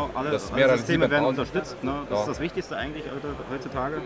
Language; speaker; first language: German; native; German